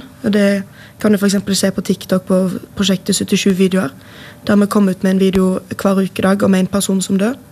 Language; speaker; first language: Norwegian; native; Norwegian